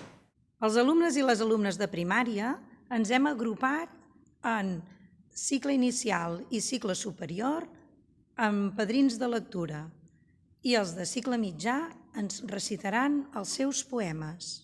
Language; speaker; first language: Catalan; native; Catalan